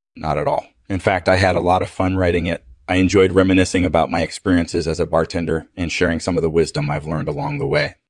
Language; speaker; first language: English; native; English